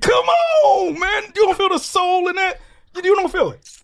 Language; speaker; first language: English; native; English